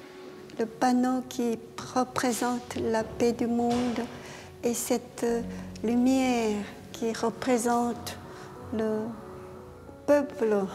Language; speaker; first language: French; non-native, fluent; Korean